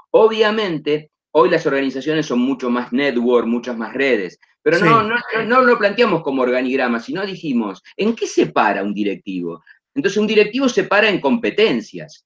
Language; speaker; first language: Spanish; native; Spanish